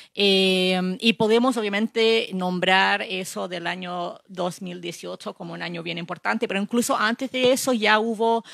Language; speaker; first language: Spanish; non-native, fluent; English